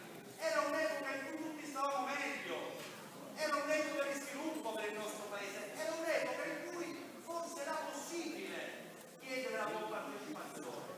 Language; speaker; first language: Italian; native; Italian